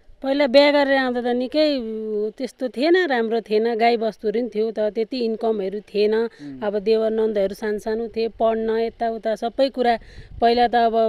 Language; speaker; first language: Nepali; native; Nepali